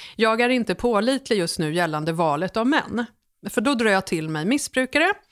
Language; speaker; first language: Swedish; native; Swedish